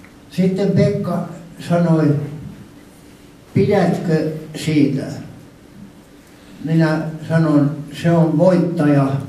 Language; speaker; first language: Finnish; non-native, local second language; Swedish